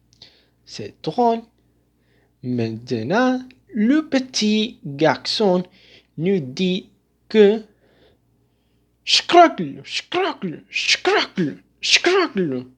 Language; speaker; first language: French; non-native, learner; Spanish